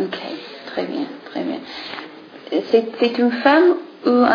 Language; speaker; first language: French; non-native, fluent; English